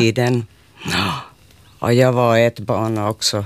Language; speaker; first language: Swedish; non-native, local second language; Finnish